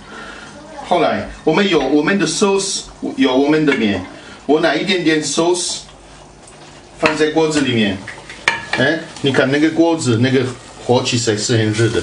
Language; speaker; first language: Chinese; non-native, fluent; Italian